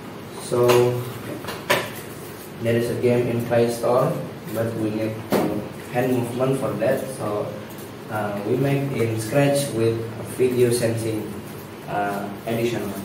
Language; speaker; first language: English; non-native, learner; Indonesian